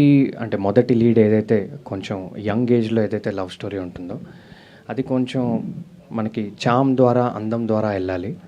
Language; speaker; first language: Telugu; native; Telugu